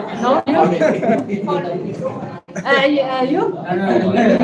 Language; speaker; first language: English; non-native, fluent; Chinese